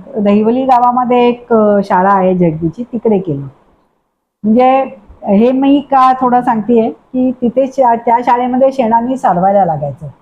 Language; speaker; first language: Marathi; non-native, local second language; Kannada